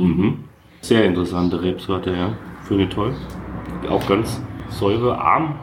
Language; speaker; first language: German; native; German